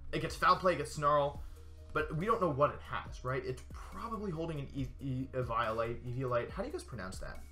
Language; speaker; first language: English; native; English